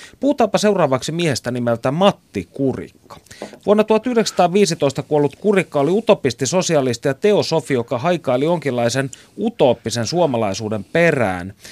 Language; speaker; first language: Finnish; native; Finnish